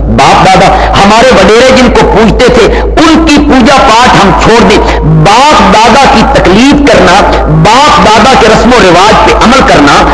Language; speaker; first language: Urdu; non-native, local second language; Punjabi